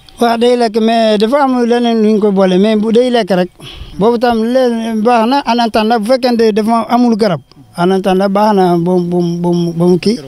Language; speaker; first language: Wolof; non-native, fluent; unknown